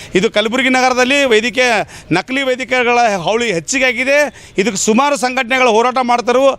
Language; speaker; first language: Kannada; native; Kannada